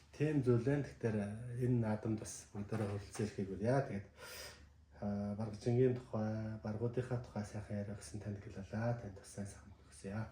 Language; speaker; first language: Mongolian; native; Mongolian